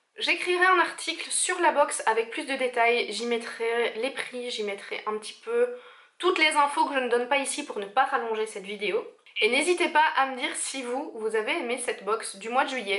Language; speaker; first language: French; native; French